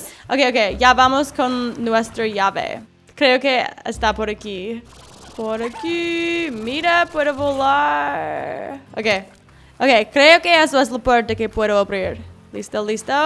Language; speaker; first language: Spanish; non-native, learner; English